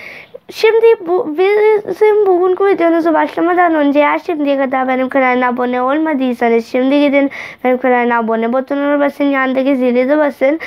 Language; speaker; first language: Turkish; non-native, learner; Urdu